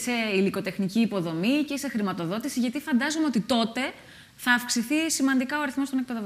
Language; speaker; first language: Greek; native; Greek